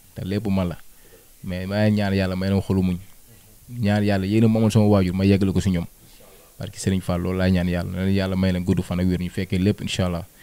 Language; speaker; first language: Wolof; non-native, local second language; Jola-Fonyi